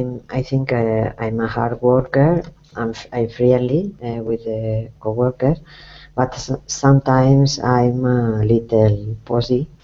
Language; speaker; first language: English; non-native, learner; Spanish